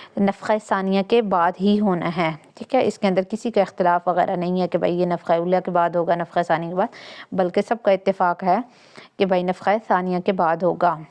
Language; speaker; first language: Urdu; non-native, local second language; Punjabi